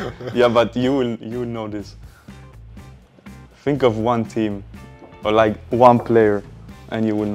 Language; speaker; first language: English; non-native, fluent; Swedish